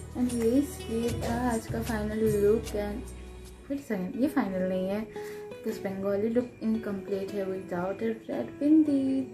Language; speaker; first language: Hindi; non-native, local second language; Bangla